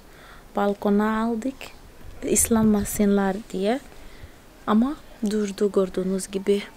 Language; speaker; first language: Turkish; non-native, fluent; Portuguese